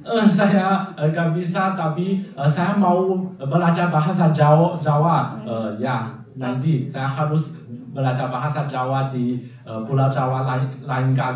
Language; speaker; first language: Indonesian; non-native, fluent; Chinese